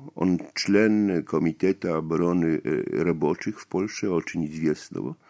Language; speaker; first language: Russian; non-native, fluent; Polish